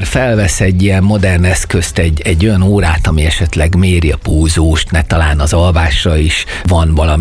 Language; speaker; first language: Hungarian; native; Hungarian